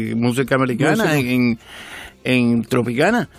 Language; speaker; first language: Spanish; native; Spanish